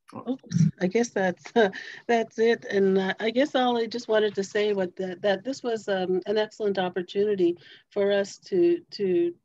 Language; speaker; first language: English; native; English